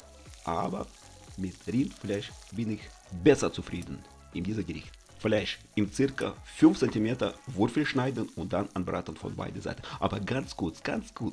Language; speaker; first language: German; non-native, learner; Russian